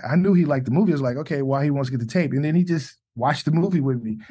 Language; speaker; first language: English; native; English